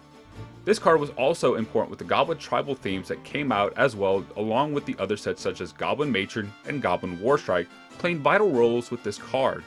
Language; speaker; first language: English; native; English